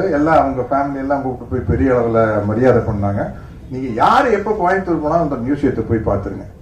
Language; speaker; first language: Tamil; native; Tamil